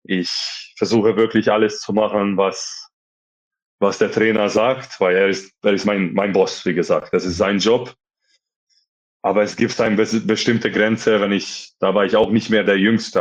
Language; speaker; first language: German; non-native, fluent; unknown